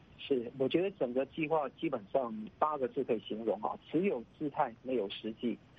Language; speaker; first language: Chinese; non-native, local second language; Cantonese